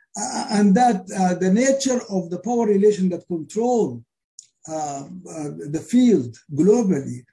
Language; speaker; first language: English; non-native, fluent; Arabic